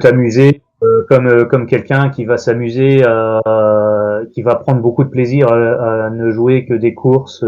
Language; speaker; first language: French; native; French